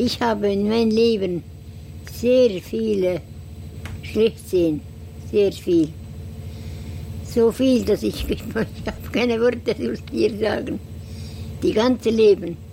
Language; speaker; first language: German; non-native, learner; Estonian